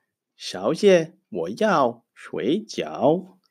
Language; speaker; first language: Chinese; non-native, fluent; Hebrew